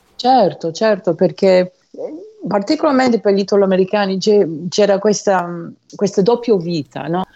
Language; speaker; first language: Italian; non-native, fluent; English